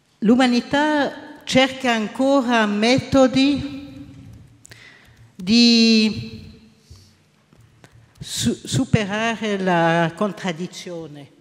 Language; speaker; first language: Italian; non-native, local second language; French